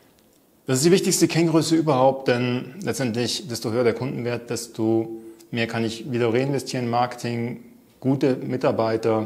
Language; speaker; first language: German; native; German